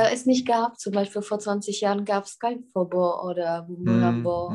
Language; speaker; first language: German; non-native, fluent; Czech